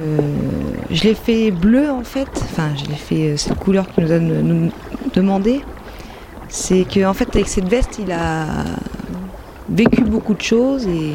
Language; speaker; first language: French; native; French